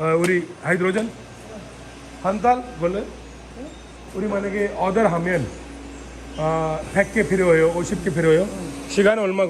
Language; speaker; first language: Korean; non-native, learner; Hindi